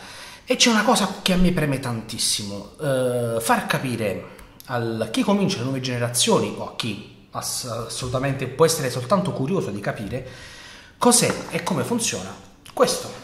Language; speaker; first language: Italian; native; Italian